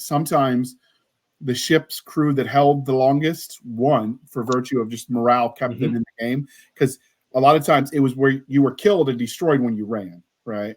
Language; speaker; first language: English; native; English